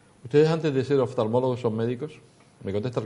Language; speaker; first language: Spanish; native; Spanish